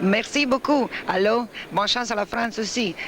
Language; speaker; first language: French; non-native, fluent; Italian